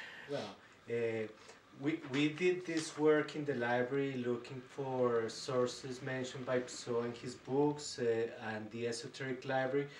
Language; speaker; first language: English; non-native, fluent; Spanish